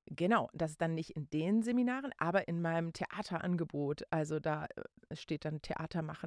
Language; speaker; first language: German; native; German